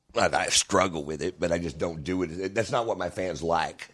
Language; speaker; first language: English; native; English